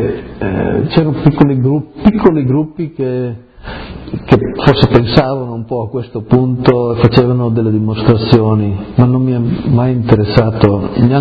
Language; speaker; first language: Italian; early bilingual, heritage; Friulian